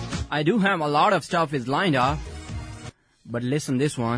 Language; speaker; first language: English; non-native, local second language; Hindi